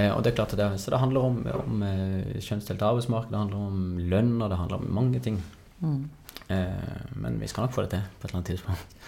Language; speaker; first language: Norwegian; native; Norwegian